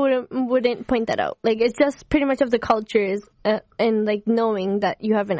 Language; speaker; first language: English; non-native, local second language; Spanish